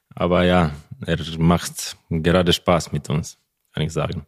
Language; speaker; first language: German; non-native, learner; Croatian